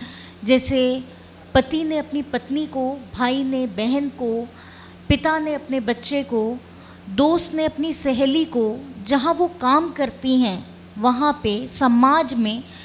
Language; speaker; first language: Hindi; native; Hindi